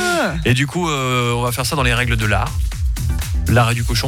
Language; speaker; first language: French; native; French